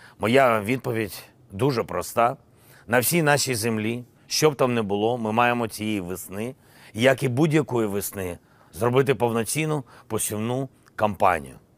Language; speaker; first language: Ukrainian; non-native, local second language; Russian